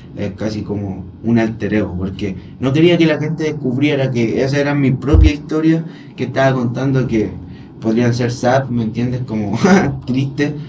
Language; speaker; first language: Spanish; native; Spanish